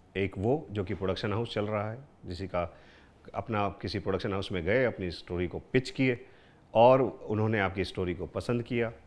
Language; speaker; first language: Hindi; native; Hindi